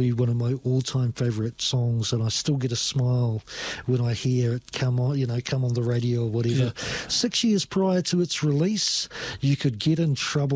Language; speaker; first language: English; native; English